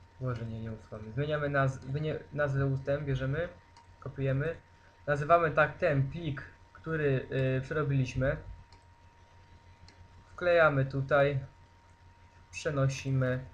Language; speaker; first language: Polish; native; Polish